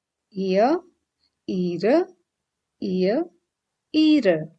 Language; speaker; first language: German; non-native, fluent; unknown